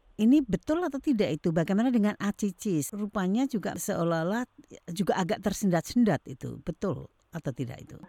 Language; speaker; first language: Indonesian; native; Indonesian